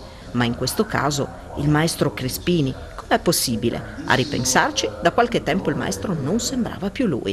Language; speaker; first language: Italian; native; Italian